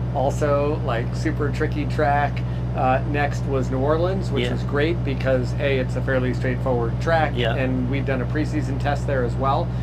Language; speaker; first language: English; native; English